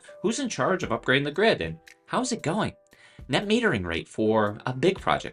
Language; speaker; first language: English; native; English